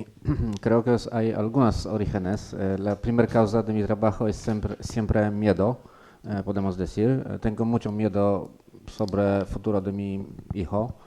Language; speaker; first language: Spanish; non-native, learner; Polish